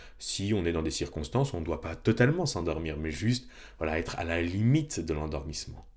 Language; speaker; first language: French; native; French